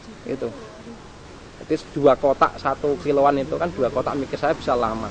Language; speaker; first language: Indonesian; non-native, local second language; Javanese